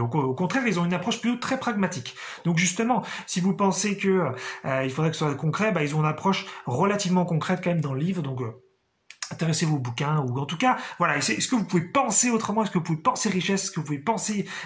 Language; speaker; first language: French; native; French